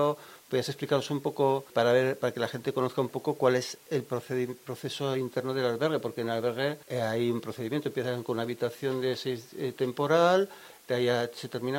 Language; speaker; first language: Spanish; native; Spanish